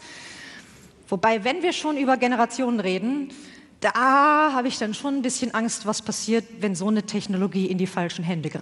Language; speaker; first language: German; native; German